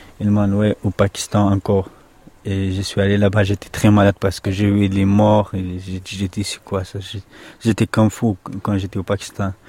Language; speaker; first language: French; non-native, learner; Pashto